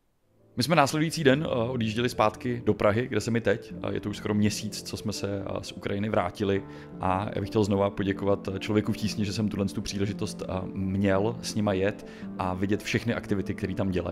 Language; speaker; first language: Czech; native; Czech